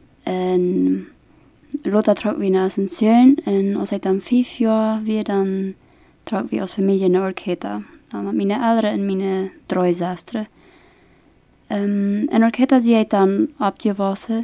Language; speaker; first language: German; non-native, local second language; Plautdietsch